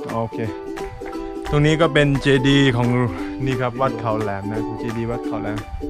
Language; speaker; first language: Thai; non-native, local second language; Karen languages